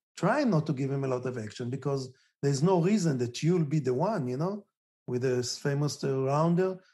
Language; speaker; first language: English; non-native, fluent; Hebrew